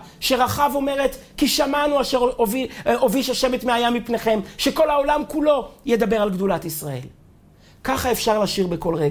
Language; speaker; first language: Hebrew; native; Hebrew